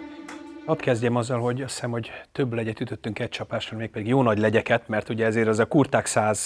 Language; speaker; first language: Hungarian; native; Hungarian